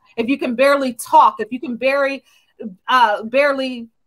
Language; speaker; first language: English; native; English